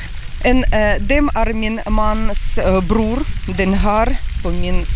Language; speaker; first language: Swedish; non-native, learner; Ukrainian